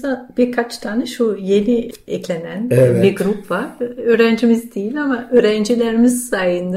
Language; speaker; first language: Turkish; non-native, fluent; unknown